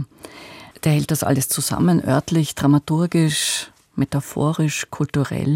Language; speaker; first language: German; native; German